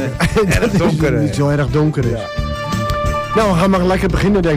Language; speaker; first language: Dutch; native; Dutch